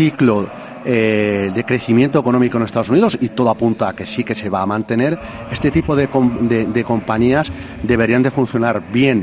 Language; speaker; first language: Spanish; native; Spanish